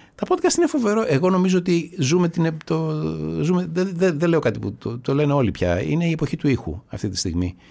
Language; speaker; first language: Greek; native; Greek